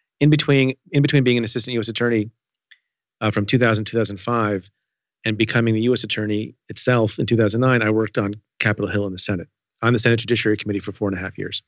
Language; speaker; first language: English; early bilingual, other home language; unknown